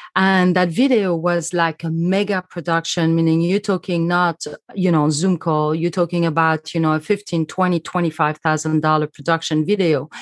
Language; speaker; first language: English; non-native, fluent; French